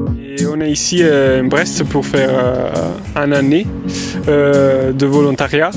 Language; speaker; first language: French; non-native, fluent; Italian